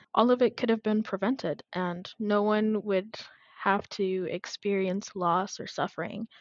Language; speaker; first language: English; non-native, fluent; Amharic